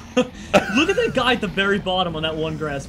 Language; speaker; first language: English; native; English